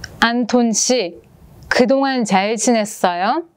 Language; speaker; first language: Korean; non-native, fluent; Russian